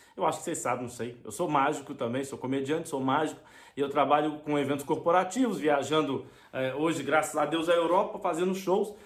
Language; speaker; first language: Portuguese; native; Portuguese